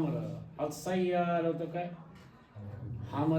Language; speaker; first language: Arabic; non-native, learner; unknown